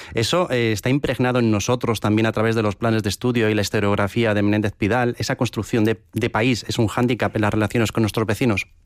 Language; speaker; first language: Spanish; native; Spanish